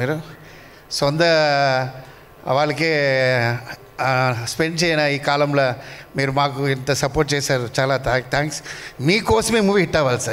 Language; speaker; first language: Telugu; non-native, learner; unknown